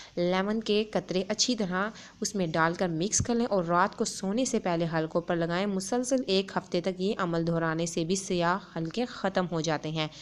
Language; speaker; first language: Urdu; native; Urdu